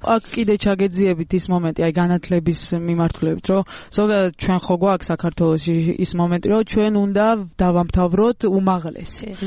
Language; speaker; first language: Georgian; non-native, local second language; Armenian